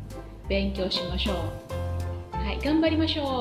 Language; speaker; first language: Japanese; non-native, fluent; Indonesian